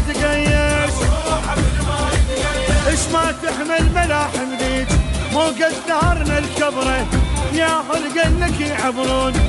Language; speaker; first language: Arabic; native; Arabic